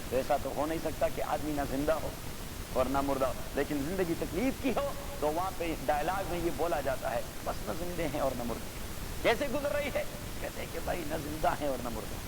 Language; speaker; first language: Urdu; non-native, local second language; Pashto